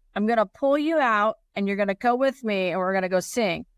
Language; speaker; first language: English; native; English